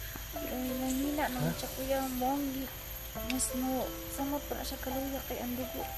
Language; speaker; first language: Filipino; non-native, local second language; Cebuano